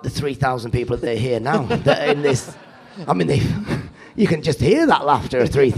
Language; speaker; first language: English; native; English